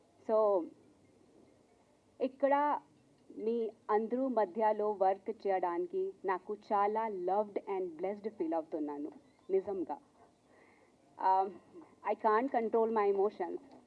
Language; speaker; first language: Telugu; non-native, learner; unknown